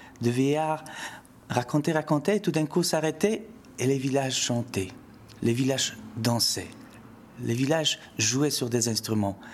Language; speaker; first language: French; non-native, fluent; Polish